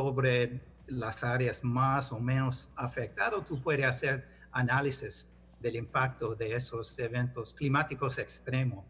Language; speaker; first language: Spanish; non-native, fluent; English